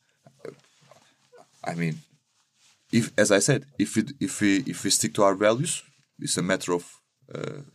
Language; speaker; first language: English; non-native, fluent; Turkish